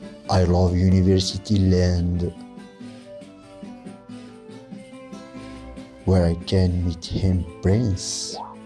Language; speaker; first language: English; non-native, learner; Arabic